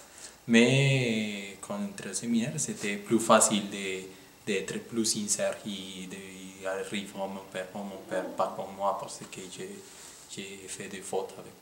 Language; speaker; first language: French; non-native, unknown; Spanish